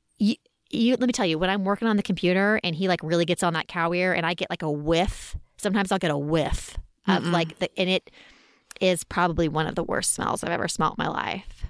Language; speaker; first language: English; native; English